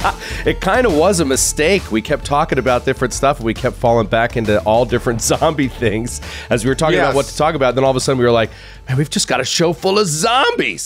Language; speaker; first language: English; native; English